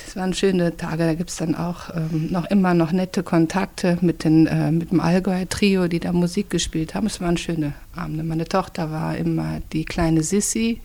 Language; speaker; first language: German; native; German